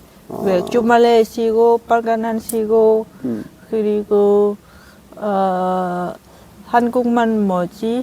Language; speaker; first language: Korean; non-native, learner; Lao